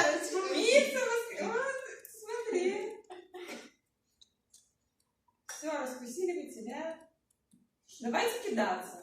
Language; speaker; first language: Russian; native; Russian